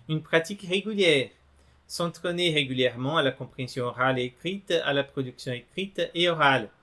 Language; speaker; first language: French; non-native, fluent; Portuguese